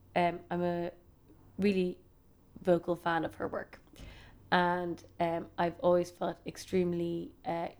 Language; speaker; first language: English; native; English